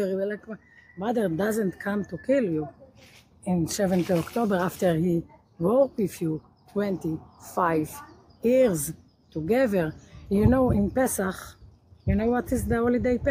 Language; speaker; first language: English; non-native, learner; Hebrew